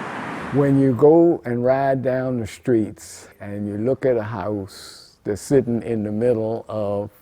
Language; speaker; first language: English; native; English